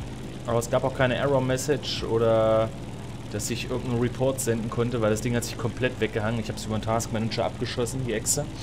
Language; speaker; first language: German; native; German